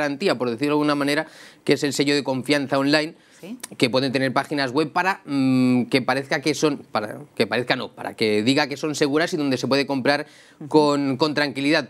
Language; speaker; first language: Spanish; native; Spanish